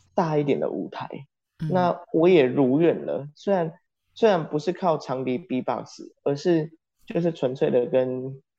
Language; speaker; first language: Chinese; non-native, local second language; Min Nan Chinese